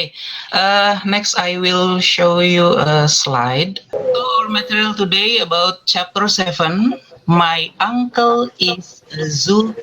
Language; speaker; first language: English; non-native, fluent; Indonesian